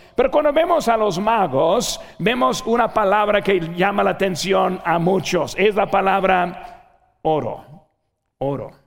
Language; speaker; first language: Spanish; non-native, fluent; English